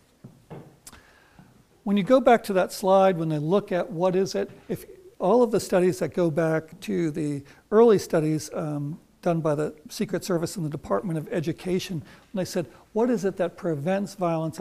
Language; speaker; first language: English; native; English